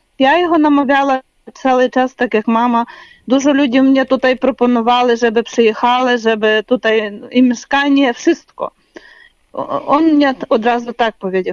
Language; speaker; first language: Polish; non-native, learner; Ukrainian